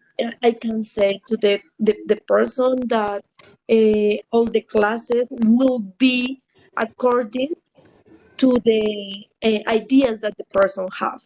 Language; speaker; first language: English; non-native, learner; Spanish